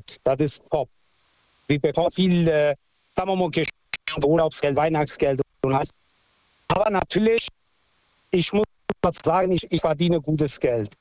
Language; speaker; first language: German; non-native, local second language; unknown